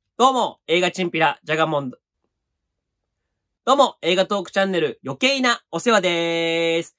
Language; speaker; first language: Japanese; native; Japanese